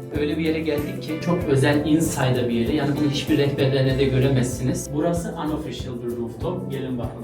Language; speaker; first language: Turkish; native; Turkish